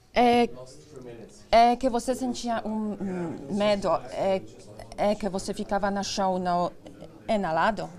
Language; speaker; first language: Portuguese; non-native, learner; Polish